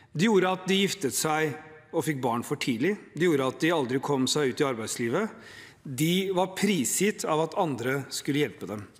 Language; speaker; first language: Norwegian; early bilingual, other home language; Urdu